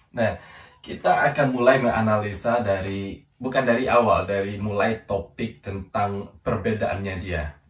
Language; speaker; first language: Indonesian; native; Indonesian